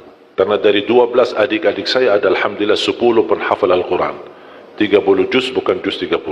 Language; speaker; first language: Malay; non-native, fluent; Arabic